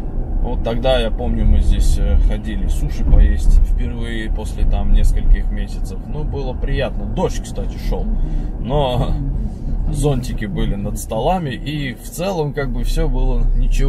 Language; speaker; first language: Russian; native; Russian